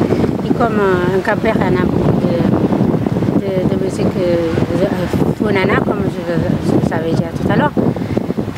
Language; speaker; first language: French; non-native, learner; Kabuverdianu